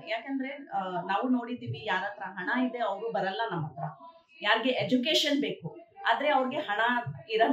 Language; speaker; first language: Kannada; non-native, local second language; Urdu